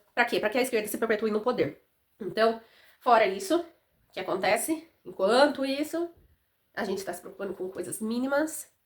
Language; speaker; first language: Portuguese; native; Portuguese